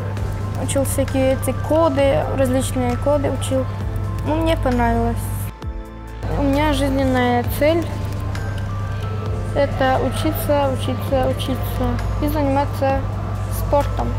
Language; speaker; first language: Russian; non-native, local second language; Uzbek